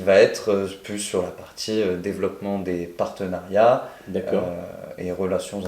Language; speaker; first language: French; native; French